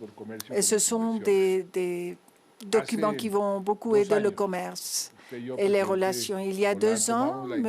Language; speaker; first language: French; non-native, fluent; Spanish